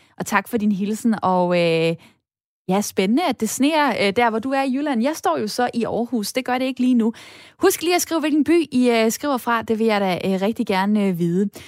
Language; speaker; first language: Danish; native; Danish